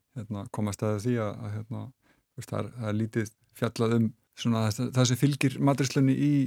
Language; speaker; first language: Icelandic; native; Icelandic